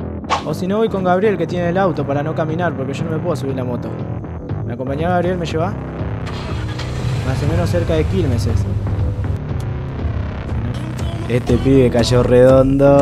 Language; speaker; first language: Spanish; native; Spanish